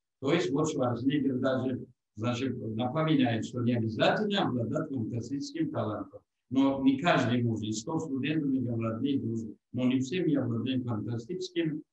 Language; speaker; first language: Russian; non-native, local second language; Tajik